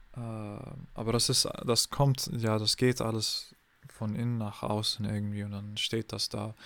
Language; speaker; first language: German; non-native, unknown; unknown